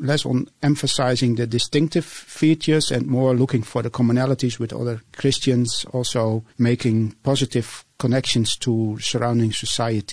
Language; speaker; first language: English; non-native, fluent; Dutch